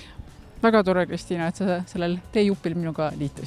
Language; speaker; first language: Estonian; native; Estonian